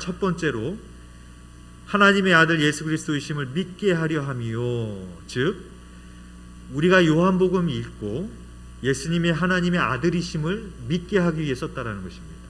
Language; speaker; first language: Korean; native; Korean